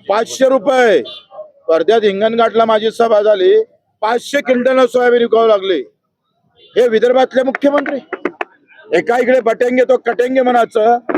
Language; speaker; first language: Marathi; native; Marathi